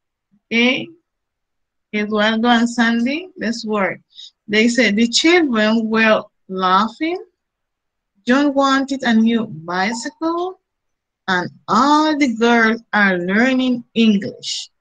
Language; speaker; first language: English; non-native, fluent; Spanish